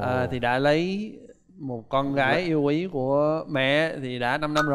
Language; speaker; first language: Vietnamese; non-native, fluent; English